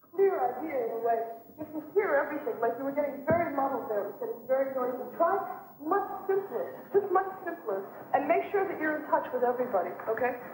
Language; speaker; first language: English; native; English